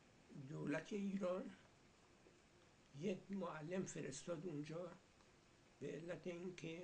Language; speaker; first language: Persian; early bilingual, heritage; Persian